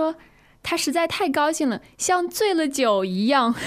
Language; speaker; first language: Chinese; native; Chinese